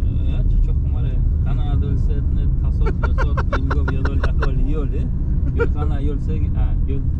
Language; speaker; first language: Korean; non-native, learner; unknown